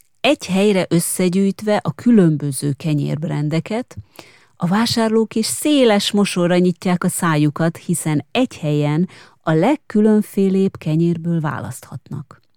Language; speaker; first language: Hungarian; native; Hungarian